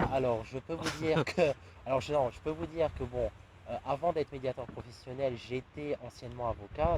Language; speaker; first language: French; native; French